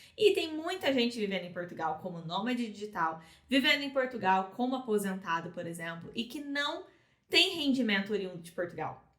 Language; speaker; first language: Portuguese; native; Portuguese